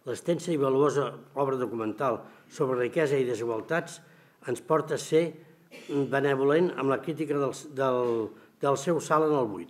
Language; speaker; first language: Catalan; native; Catalan